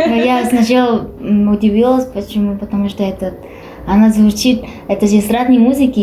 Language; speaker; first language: Russian; non-native, learner; Japanese